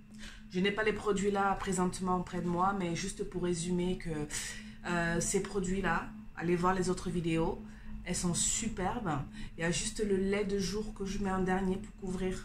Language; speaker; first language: French; native; French